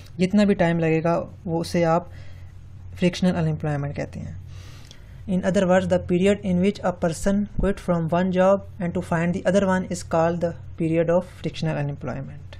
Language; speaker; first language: Urdu; non-native, local second language; Punjabi